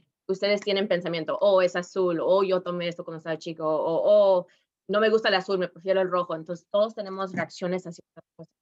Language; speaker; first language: Spanish; early bilingual, heritage; Spanish